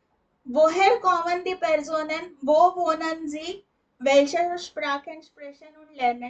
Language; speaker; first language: German; non-native, fluent; Hindi